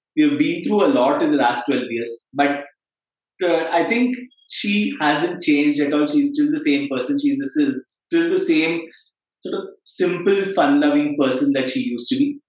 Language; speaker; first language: English; non-native, local second language; Kannada